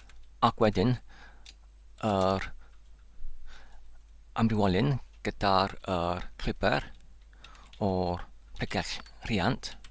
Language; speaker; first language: Welsh; non-native, learner; English